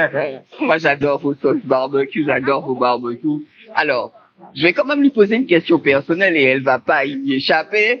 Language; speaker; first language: French; native; French